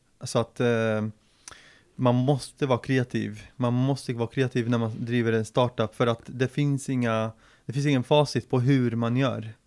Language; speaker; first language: Swedish; early bilingual, other home language; Arabic